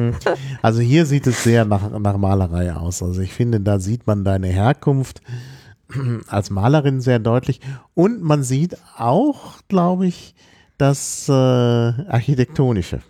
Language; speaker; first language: German; native; German